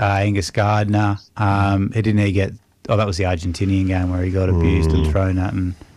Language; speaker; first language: English; native; English